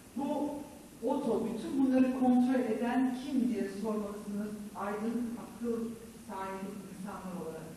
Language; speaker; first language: Turkish; native; Turkish